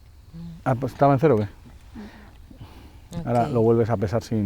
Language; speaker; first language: Spanish; native; Spanish